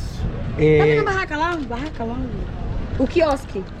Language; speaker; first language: Portuguese; native; Portuguese